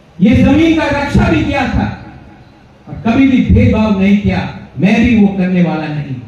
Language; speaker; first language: Hindi; non-native, local second language; Kok Borok